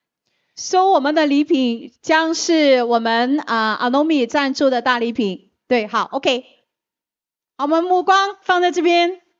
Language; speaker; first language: Chinese; native; Chinese